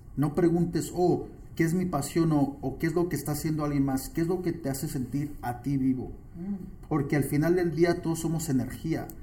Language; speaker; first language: Spanish; early bilingual, heritage; Spanish